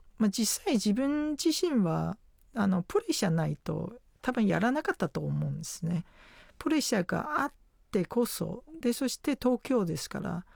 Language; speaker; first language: Japanese; non-native, fluent; Chinese